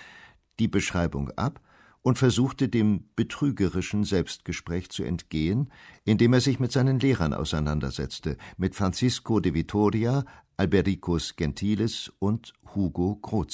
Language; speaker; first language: German; native; German